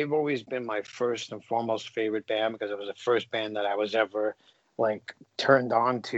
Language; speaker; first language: English; native; English